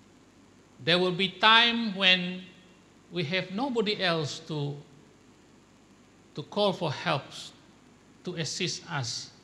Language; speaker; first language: English; non-native, local second language; Malay